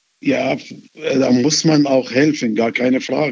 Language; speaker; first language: German; non-native, fluent; Arabic